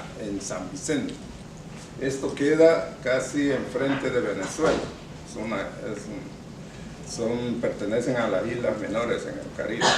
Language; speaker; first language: Spanish; non-native, local second language; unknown